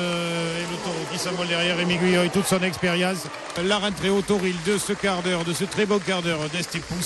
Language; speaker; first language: French; native; French